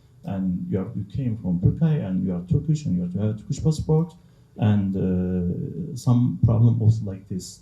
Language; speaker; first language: English; non-native, learner; Kurdish